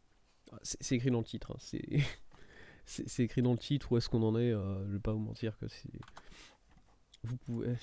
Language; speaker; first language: French; native; French